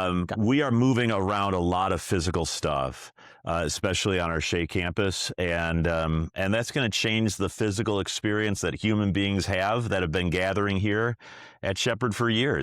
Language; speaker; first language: English; native; English